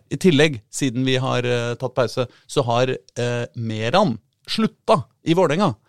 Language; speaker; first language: Norwegian; native; Norwegian